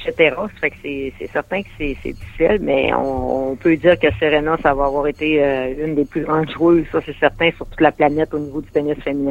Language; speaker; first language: French; native; French